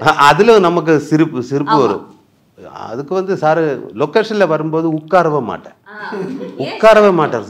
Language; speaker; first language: Tamil; non-native, learner; Malayalam